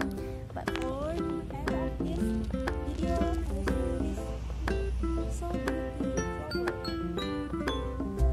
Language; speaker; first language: English; non-native, learner; Indonesian